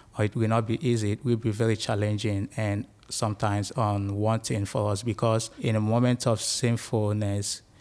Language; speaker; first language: English; non-native, local second language; Igbo